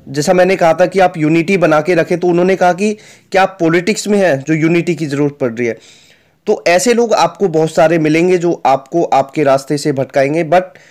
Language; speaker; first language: Hindi; native; Hindi